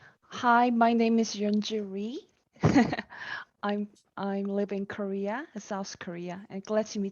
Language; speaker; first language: English; non-native, learner; Korean